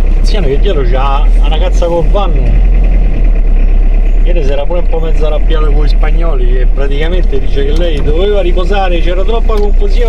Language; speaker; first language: Italian; native; Italian